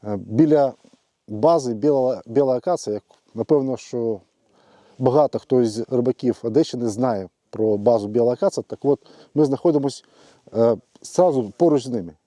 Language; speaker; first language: Ukrainian; non-native, local second language; Russian